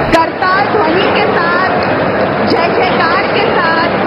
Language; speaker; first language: Hindi; non-native, local second language; Marathi